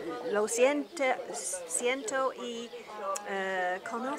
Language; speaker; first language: Spanish; non-native, learner; English